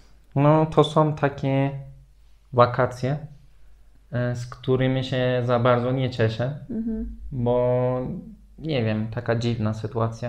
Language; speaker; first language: Polish; non-native, fluent; Turkish